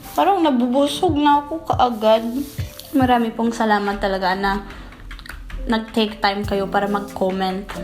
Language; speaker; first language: Filipino; non-native, fluent; English